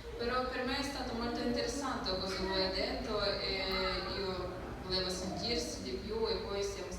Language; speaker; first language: Italian; non-native, learner; Ukrainian